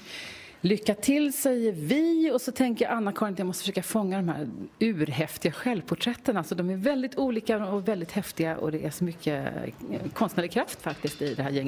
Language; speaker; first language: Swedish; native; Swedish